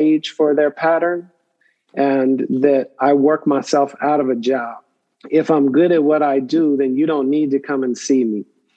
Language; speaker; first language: English; native; English